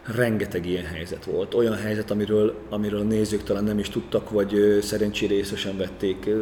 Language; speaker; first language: Hungarian; native; Hungarian